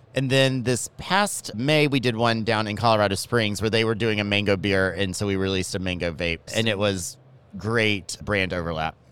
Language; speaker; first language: English; native; English